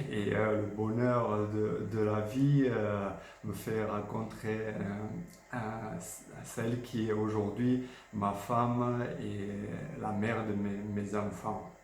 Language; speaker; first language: French; non-native, fluent; Georgian